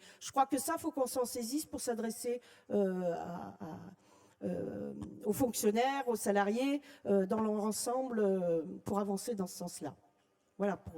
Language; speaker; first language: French; native; French